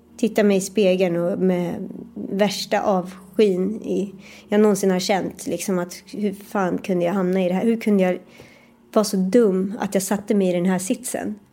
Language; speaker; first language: Swedish; early bilingual, other home language; Persian